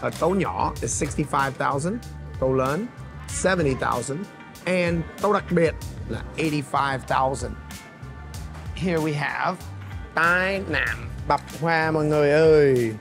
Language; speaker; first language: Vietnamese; non-native, fluent; English